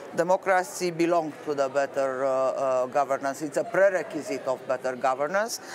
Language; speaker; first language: English; non-native, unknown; Romanian